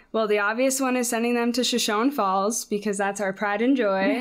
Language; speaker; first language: English; native; English